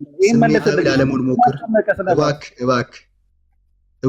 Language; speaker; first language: Amharic; native; Amharic